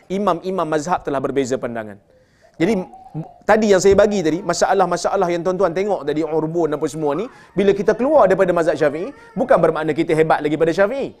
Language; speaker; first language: Malay; native; Malay